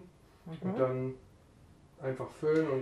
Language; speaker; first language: German; native; German